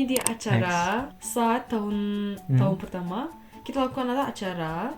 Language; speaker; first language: Indonesian; non-native, fluent; Turkish